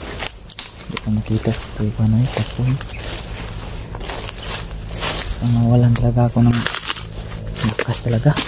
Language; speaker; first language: Filipino; non-native, local second language; Cebuano